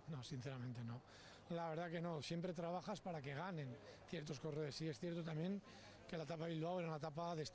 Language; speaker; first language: Spanish; native; Spanish